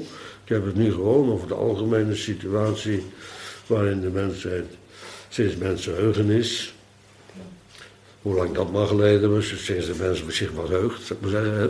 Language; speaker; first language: Dutch; native; Dutch